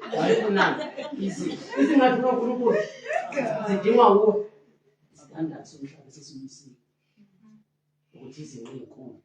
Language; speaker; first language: Zulu; native; Zulu